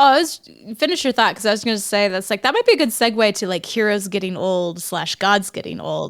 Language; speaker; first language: English; native; English